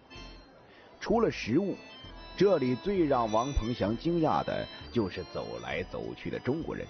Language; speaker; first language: Chinese; native; Chinese